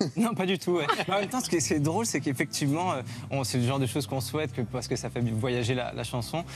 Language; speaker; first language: French; native; French